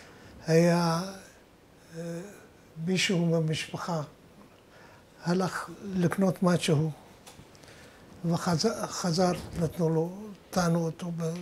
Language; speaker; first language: Hebrew; non-native, fluent; Arabic